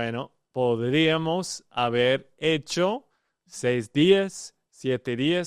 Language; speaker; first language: Spanish; non-native, learner; English